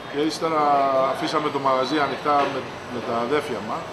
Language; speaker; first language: Greek; early bilingual, heritage; Greek